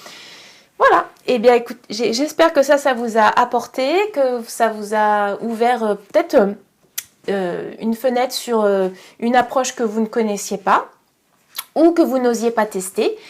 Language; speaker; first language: French; native; French